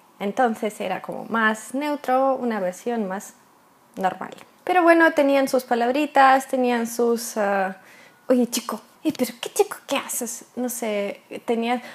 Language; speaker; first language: Spanish; non-native, fluent; Russian